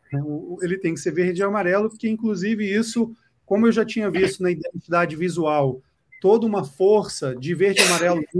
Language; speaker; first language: Portuguese; native; Portuguese